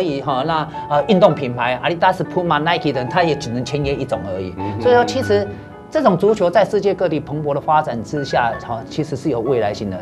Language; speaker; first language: Chinese; native; Chinese